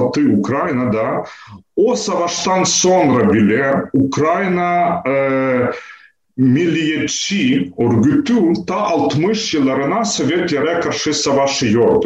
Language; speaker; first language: Turkish; non-native, fluent; Ukrainian